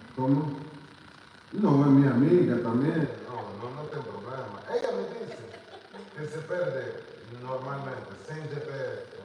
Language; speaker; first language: Spanish; non-native, learner; Portuguese